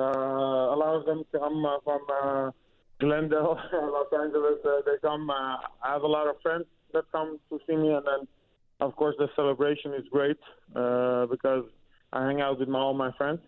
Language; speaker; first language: English; non-native, fluent; Dutch